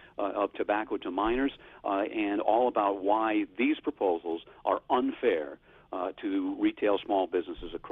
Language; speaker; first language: English; native; English